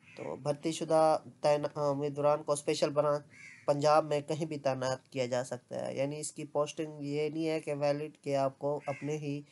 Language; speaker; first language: Urdu; non-native, local second language; Punjabi